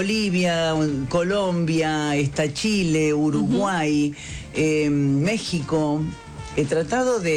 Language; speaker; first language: Spanish; native; Spanish